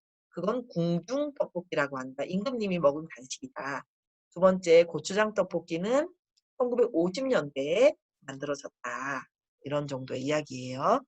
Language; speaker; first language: Korean; native; Korean